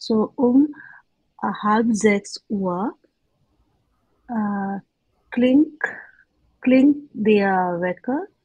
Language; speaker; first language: German; non-native, learner; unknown